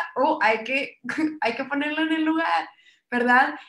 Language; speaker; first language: Spanish; early bilingual, heritage; Spanish